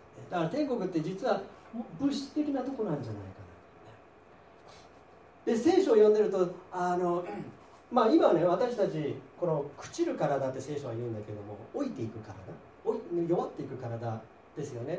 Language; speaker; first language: Japanese; native; Japanese